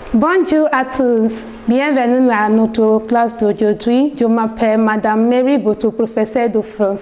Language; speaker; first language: French; non-native, learner; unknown